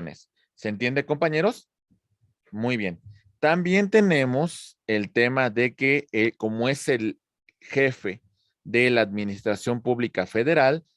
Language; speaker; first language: Spanish; native; Spanish